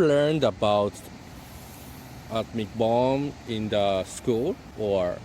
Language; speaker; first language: English; non-native, learner; Japanese